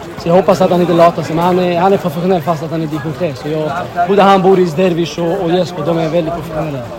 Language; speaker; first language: Swedish; early bilingual, other home language; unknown